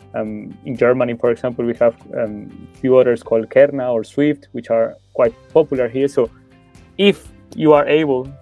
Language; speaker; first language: English; non-native, fluent; Spanish